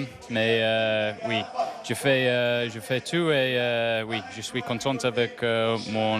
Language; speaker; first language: French; non-native, learner; English